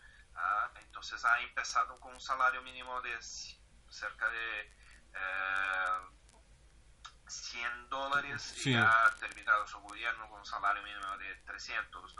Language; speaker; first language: Spanish; non-native, fluent; Portuguese